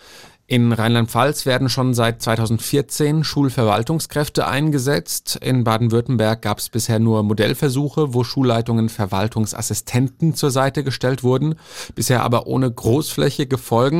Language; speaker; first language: German; native; German